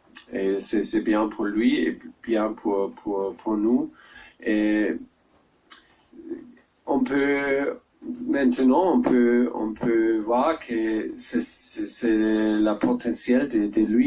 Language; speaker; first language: French; non-native, learner; German